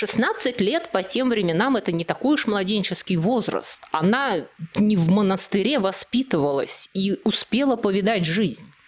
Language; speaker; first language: Russian; native; Russian